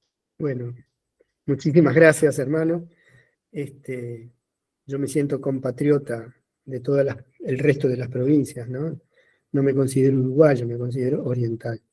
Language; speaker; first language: Spanish; native; Spanish